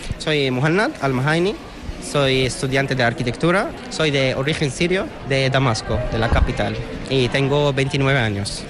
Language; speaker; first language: Spanish; non-native, fluent; Arabic